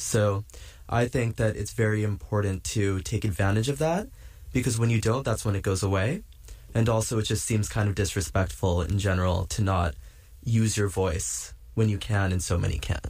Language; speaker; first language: English; native; English